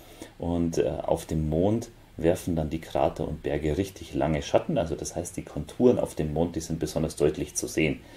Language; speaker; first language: German; native; German